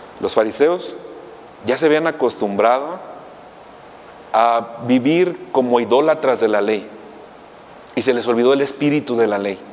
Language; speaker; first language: Spanish; native; Spanish